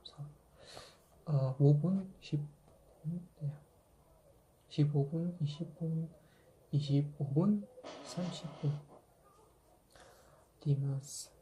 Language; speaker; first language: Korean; non-native, fluent; Kazakh